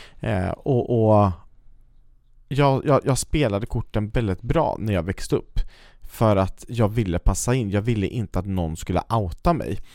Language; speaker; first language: Swedish; native; Swedish